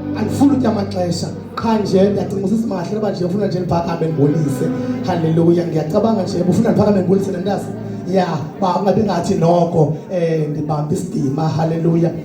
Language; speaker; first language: Zulu; non-native, local second language; Xhosa